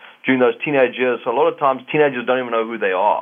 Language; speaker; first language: English; native; English